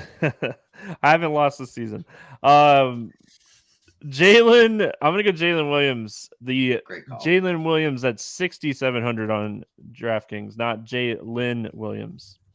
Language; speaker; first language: English; native; English